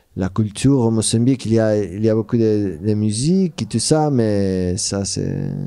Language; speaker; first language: French; non-native, fluent; Portuguese